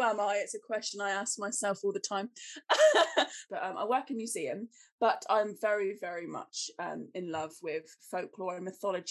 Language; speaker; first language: English; native; English